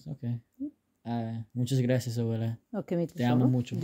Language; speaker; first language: Spanish; early bilingual, heritage; English